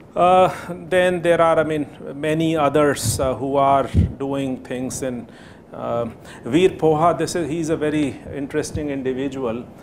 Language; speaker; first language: English; non-native, local second language; Hindi